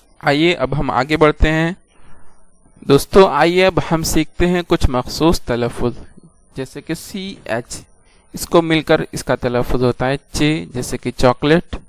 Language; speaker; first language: Urdu; native; Urdu